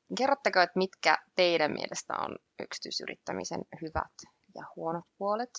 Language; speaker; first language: Finnish; native; Finnish